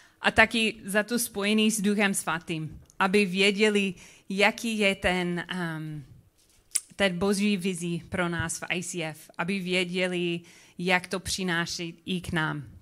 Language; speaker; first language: Czech; non-native, learner; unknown